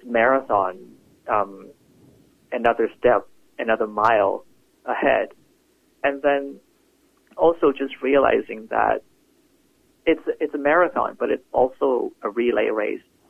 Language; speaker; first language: English; non-native, local second language; Cantonese